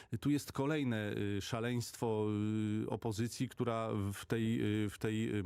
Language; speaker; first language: Polish; native; Polish